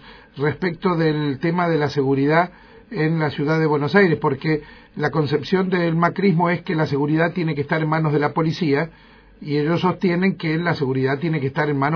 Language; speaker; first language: Spanish; native; Spanish